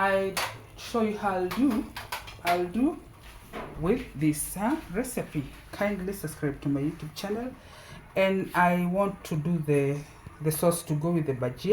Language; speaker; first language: English; non-native, local second language; Swahili